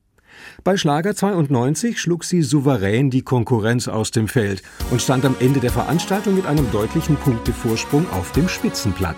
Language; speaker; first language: German; native; German